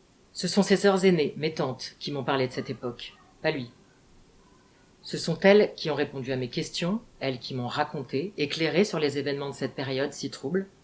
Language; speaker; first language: French; native; French